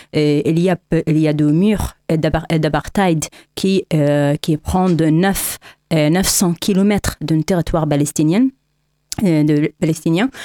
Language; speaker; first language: French; non-native, learner; Arabic